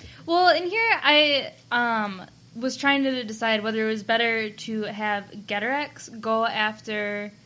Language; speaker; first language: English; native; English